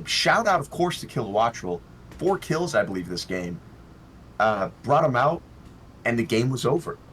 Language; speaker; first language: English; native; English